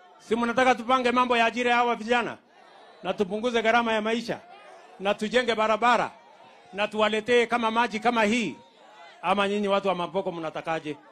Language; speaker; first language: Swahili; non-native, local second language; Kalenjin